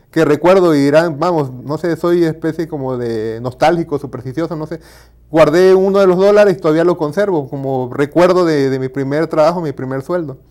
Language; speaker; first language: Spanish; native; Spanish